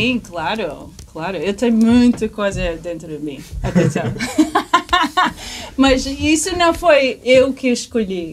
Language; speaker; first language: Portuguese; early bilingual, heritage; English